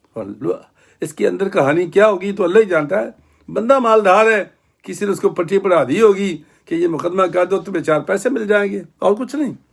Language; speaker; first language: Urdu; non-native, local second language; Punjabi